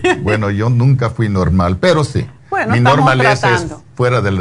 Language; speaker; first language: Spanish; early bilingual, heritage; Spanish